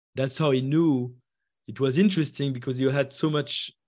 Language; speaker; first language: English; non-native, fluent; French